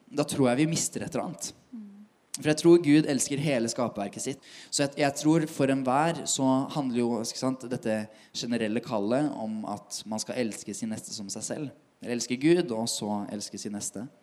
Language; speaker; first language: Norwegian; native; Norwegian